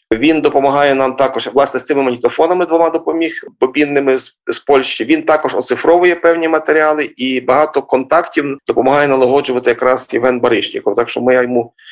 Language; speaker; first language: Ukrainian; native; Ukrainian